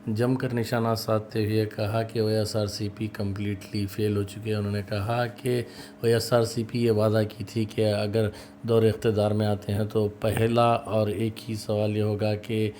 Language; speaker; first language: Urdu; native; Urdu